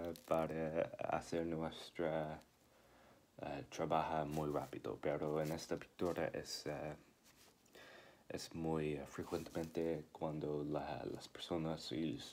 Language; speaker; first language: Spanish; non-native, learner; English